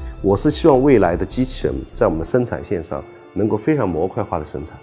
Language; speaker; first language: Chinese; native; Chinese